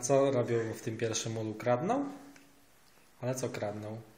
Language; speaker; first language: Polish; native; Polish